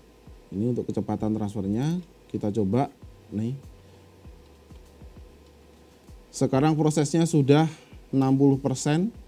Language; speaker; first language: Indonesian; native; Indonesian